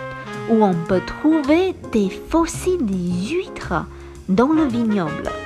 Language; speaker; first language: French; non-native, fluent; Chinese